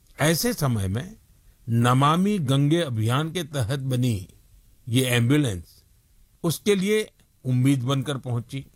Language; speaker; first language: Hindi; non-native, local second language; Gujarati